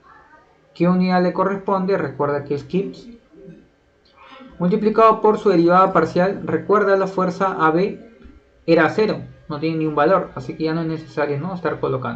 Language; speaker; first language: Spanish; native; Spanish